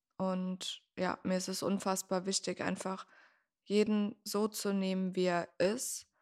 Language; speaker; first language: German; native; German